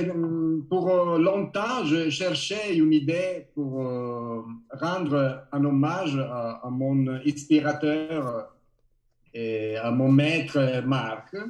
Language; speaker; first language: French; non-native, learner; Italian